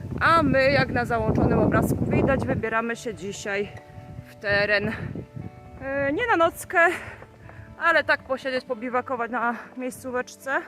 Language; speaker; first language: Polish; native; Polish